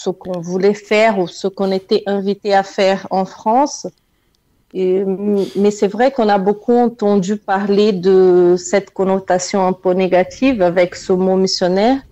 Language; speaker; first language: French; non-native, fluent; Portuguese